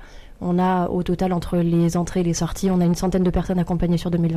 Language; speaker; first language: French; native; French